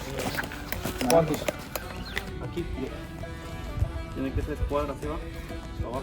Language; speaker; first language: Spanish; non-native, learner; English